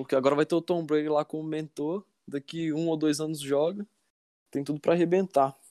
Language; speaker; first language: Portuguese; native; Portuguese